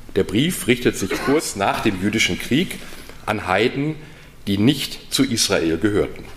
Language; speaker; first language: German; native; German